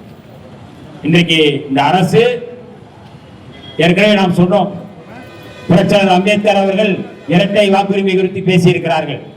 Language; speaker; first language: Tamil; native; Tamil